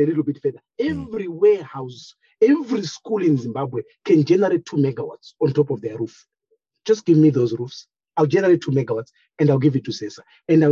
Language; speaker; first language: English; non-native, local second language; Shona